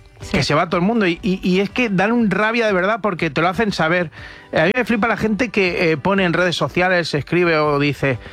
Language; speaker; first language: Spanish; native; Spanish